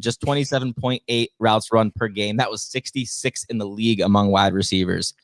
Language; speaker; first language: English; native; English